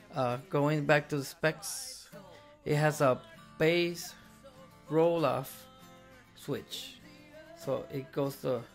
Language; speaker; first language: English; non-native, fluent; Spanish